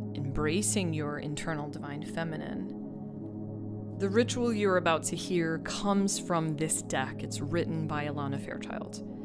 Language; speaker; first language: English; native; English